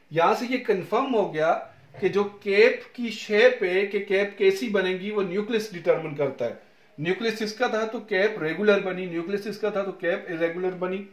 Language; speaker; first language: Urdu; non-native, local second language; Punjabi